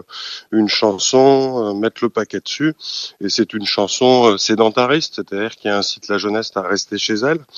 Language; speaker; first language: French; native; French